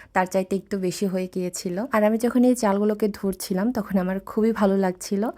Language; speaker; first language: Bangla; non-native, local second language; Chakma